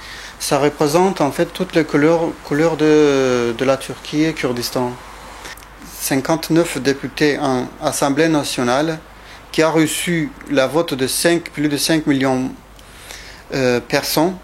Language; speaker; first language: French; non-native, fluent; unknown